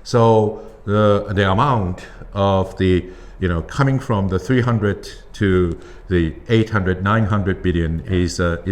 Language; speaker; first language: English; non-native, fluent; Japanese